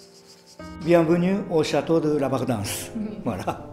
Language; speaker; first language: French; non-native, fluent; Japanese